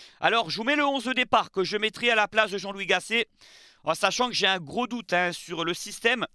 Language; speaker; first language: French; native; French